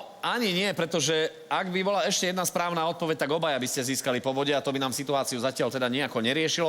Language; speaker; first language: Slovak; native; Slovak